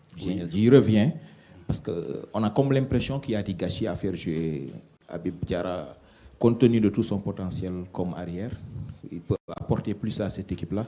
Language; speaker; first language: French; native; French